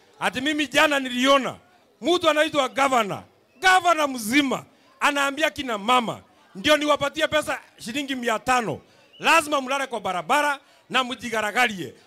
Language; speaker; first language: Swahili; non-native, local second language; Kikuyu